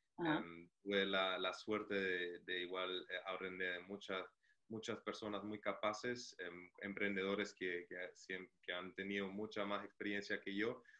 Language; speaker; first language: Spanish; non-native, fluent; German